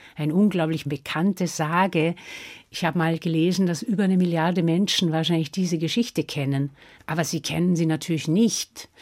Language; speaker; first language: German; non-native, local second language; Swiss German